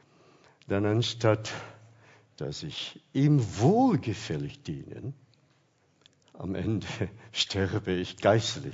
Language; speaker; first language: German; non-native, fluent; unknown